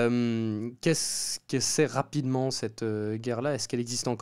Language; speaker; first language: French; native; French